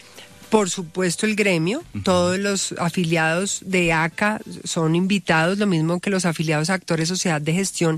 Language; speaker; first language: Spanish; native; Spanish